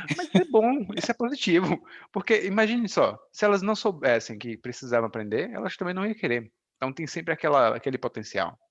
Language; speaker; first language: Portuguese; native; Portuguese